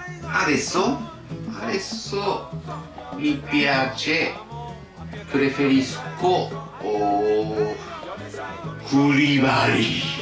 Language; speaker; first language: Italian; non-native, learner; Japanese